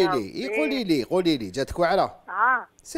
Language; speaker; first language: Arabic; native; Arabic